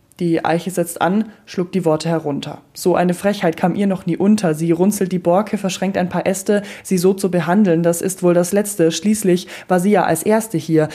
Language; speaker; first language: German; native; German